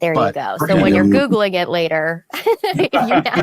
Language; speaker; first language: English; native; English